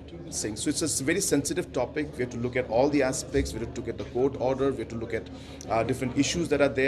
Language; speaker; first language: English; non-native, local second language; Garo